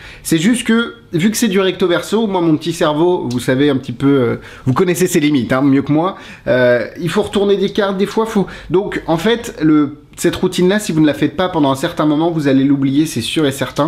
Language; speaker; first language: French; native; French